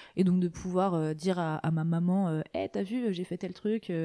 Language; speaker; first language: French; native; French